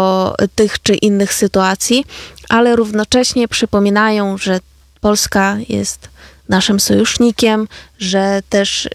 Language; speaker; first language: Polish; non-native, fluent; Ukrainian